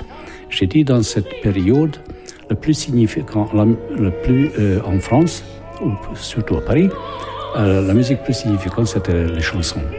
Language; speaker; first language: French; non-native, fluent; Hungarian